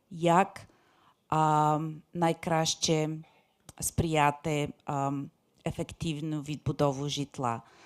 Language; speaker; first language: Ukrainian; non-native, fluent; English